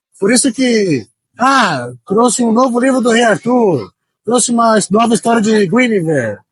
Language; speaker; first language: Portuguese; native; Portuguese